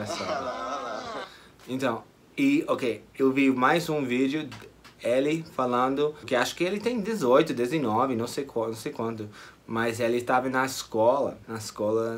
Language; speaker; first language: Portuguese; non-native, fluent; English